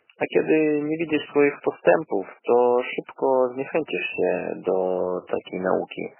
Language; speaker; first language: Polish; non-native, learner; Russian